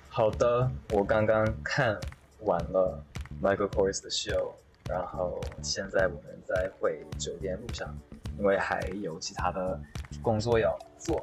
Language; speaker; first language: Chinese; non-native, fluent; English